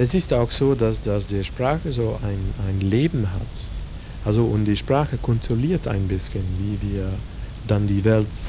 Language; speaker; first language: German; non-native, fluent; Dutch